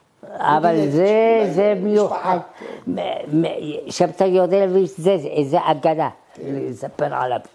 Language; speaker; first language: Hebrew; early bilingual, other home language; Arabic